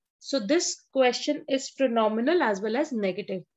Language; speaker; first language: English; non-native, local second language; Hindi